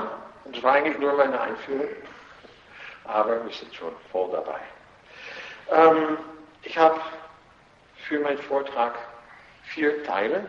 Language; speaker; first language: German; non-native, fluent; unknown